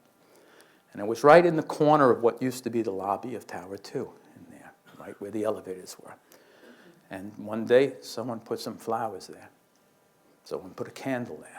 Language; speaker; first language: English; native; English